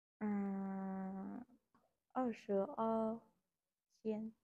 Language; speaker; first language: Chinese; non-native, learner; Vietnamese